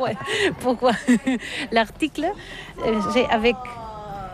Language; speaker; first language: French; non-native, learner; Catalan